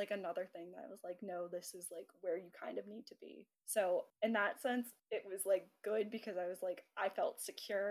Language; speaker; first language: English; native; English